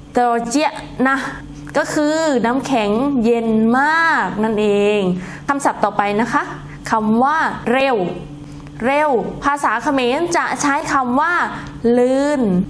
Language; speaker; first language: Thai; non-native, local second language; Northern Khmer